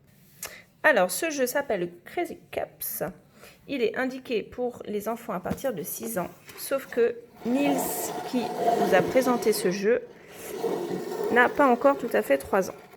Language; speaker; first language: French; native; French